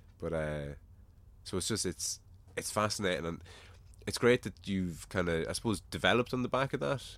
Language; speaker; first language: English; native; English